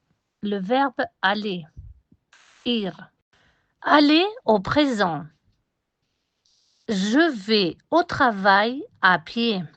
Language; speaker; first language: French; non-native, fluent; Spanish